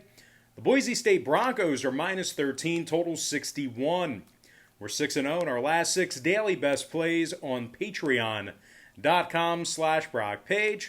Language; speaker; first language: English; native; English